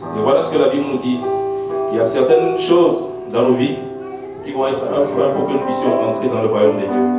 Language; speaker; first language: French; non-native, local second language; Haitian Creole